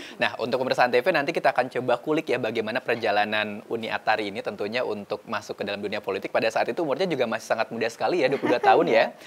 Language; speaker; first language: Indonesian; native; Indonesian